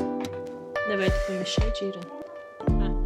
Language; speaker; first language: Russian; non-native, local second language; Azerbaijani